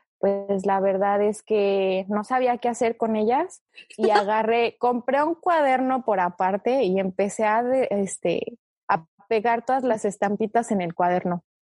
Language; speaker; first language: Spanish; early bilingual, other home language; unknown